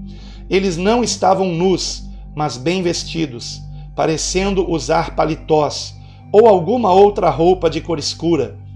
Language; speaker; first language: Portuguese; native; Portuguese